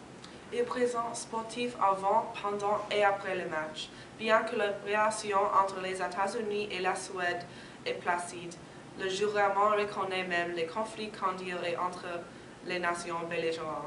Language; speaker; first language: French; non-native, learner; English